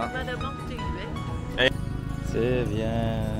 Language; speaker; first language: French; non-native, fluent; Vietnamese